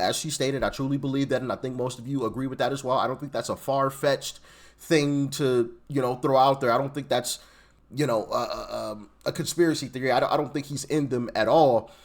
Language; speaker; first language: English; native; English